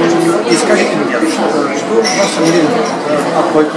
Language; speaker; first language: Russian; non-native, learner; Dutch